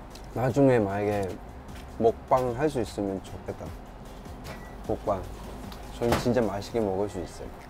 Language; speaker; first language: Korean; non-native, fluent; Cantonese